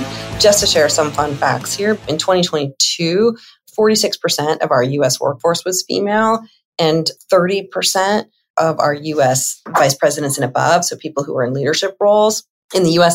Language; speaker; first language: English; native; English